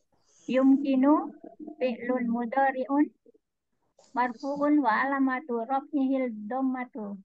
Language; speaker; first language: Arabic; non-native, learner; Indonesian